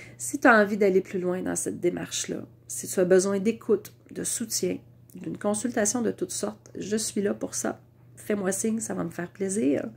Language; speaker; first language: French; native; French